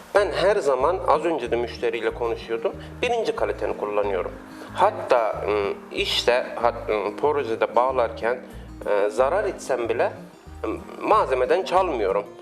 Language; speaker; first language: Turkish; non-native, fluent; Persian